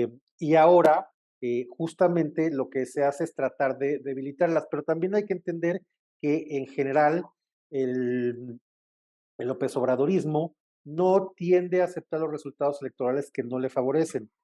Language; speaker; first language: Spanish; native; Spanish